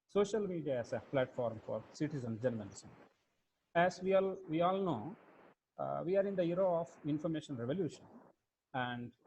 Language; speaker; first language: English; non-native, local second language; Kannada